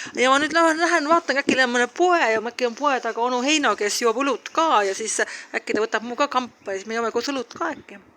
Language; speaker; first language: Estonian; native; Estonian